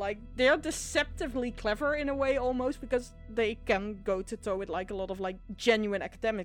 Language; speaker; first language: English; non-native, fluent; Dutch